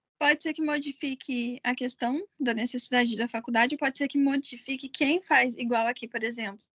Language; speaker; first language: Portuguese; native; Portuguese